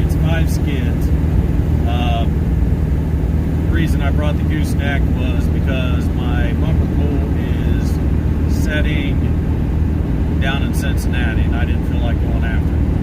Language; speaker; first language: English; native; English